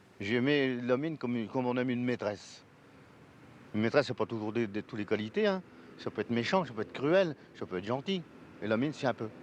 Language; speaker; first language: French; native; French